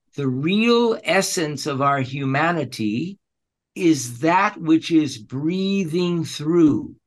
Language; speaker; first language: English; early bilingual, other home language; Spanish